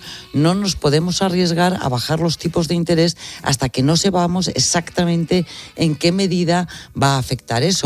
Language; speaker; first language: Spanish; native; Spanish